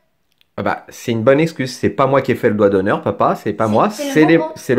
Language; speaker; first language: French; native; French